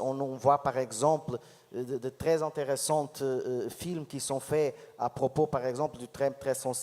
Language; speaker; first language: French; non-native, fluent; Portuguese